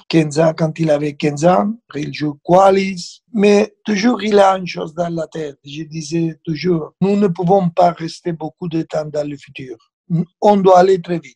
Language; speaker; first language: French; non-native, fluent; Spanish